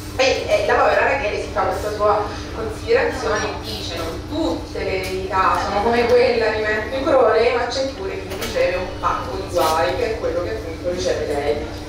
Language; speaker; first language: Italian; native; Italian